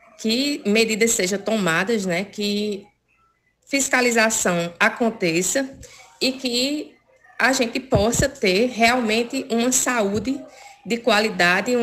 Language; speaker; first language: Portuguese; native; Portuguese